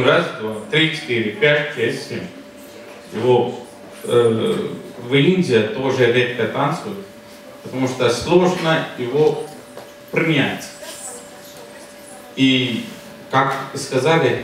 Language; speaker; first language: Russian; non-native, fluent; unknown